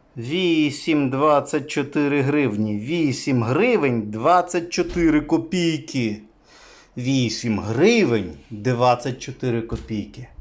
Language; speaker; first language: Ukrainian; native; Ukrainian